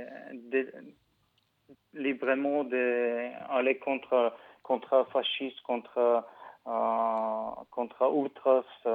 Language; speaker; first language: French; non-native, fluent; Bulgarian